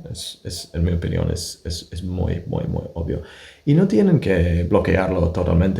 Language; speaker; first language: Spanish; non-native, fluent; English